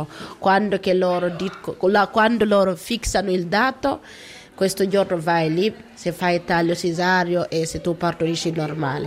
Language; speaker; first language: Italian; non-native, learner; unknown